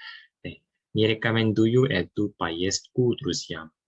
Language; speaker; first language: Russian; non-native, fluent; Korean